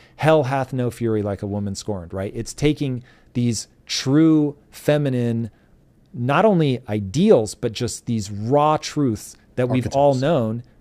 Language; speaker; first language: English; native; English